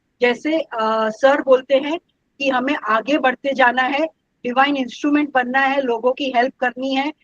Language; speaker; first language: Hindi; non-native, local second language; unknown